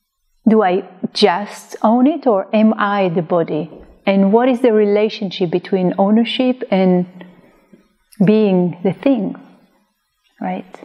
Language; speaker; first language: English; non-native, fluent; Hebrew